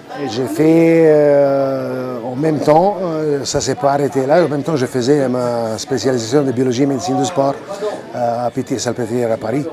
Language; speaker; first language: French; non-native, fluent; Croatian